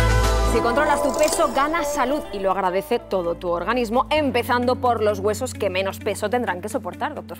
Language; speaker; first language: Spanish; native; Spanish